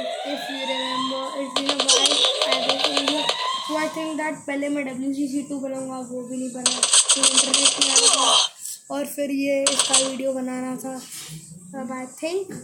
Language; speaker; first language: English; non-native, learner; Hindi